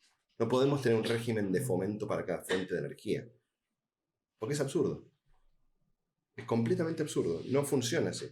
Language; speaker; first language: Spanish; native; Spanish